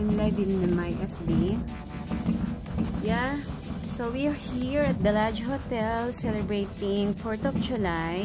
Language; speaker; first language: English; non-native, local second language; Filipino